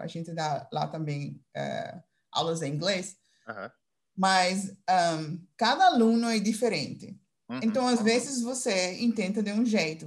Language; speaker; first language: Portuguese; non-native, fluent; Dutch